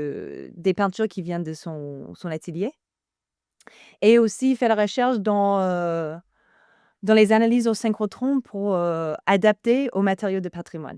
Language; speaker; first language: French; non-native, fluent; English